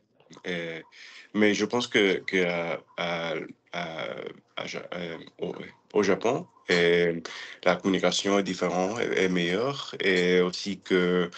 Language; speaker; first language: French; non-native, learner; English